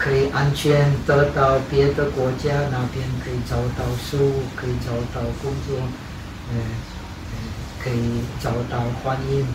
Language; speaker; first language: Chinese; non-native, fluent; Czech